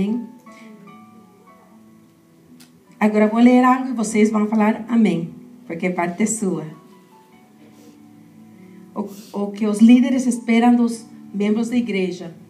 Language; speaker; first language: Portuguese; non-native, fluent; Spanish